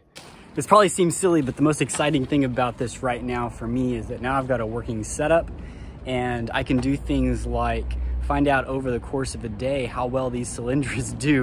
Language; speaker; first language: English; native; English